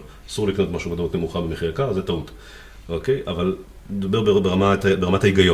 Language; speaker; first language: Hebrew; native; Hebrew